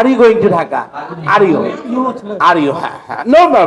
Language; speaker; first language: English; non-native, fluent; Bangla